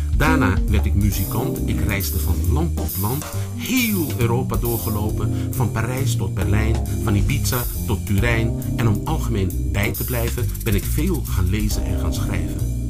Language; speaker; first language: Dutch; early bilingual, other home language; Sranan Tongo